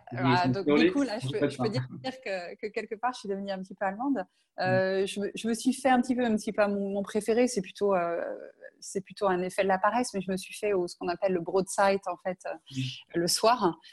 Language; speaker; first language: French; native; French